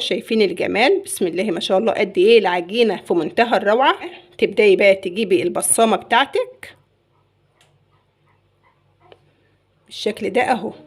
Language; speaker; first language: Arabic; native; Arabic